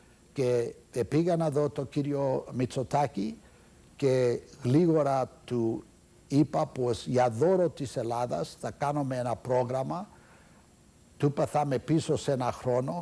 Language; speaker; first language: Greek; early bilingual, heritage; Greek